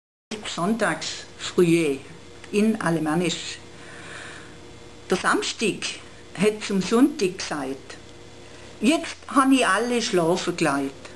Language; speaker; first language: German; native; German